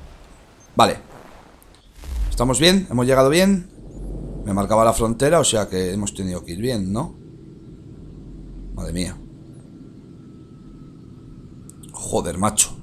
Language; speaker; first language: Spanish; native; Spanish